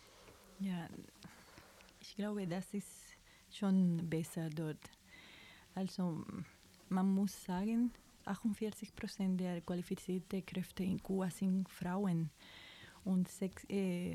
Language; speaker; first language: German; non-native, fluent; Spanish